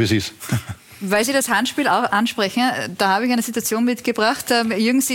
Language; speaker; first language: German; native; German